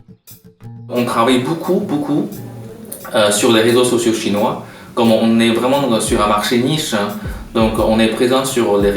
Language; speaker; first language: French; non-native, fluent; Chinese